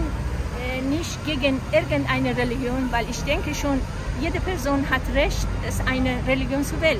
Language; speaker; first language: German; non-native, fluent; Persian